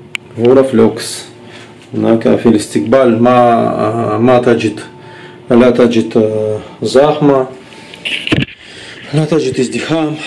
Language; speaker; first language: Arabic; non-native, fluent; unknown